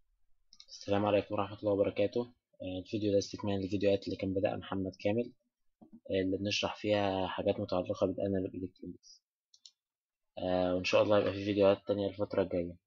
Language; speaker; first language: Arabic; native; Arabic